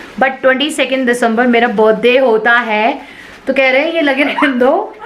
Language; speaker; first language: Hindi; native; Hindi